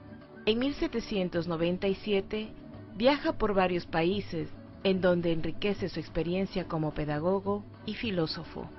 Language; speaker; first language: Spanish; native; Spanish